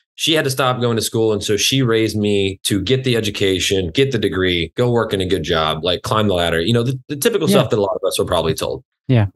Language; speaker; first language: English; native; English